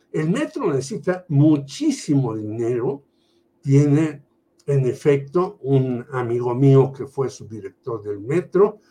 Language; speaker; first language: Spanish; native; Spanish